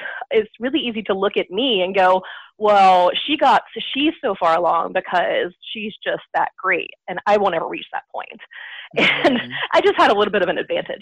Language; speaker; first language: English; native; English